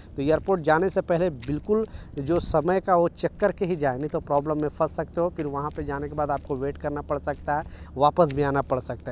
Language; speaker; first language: Hindi; native; Hindi